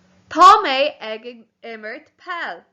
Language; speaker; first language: Irish; non-native, local second language; English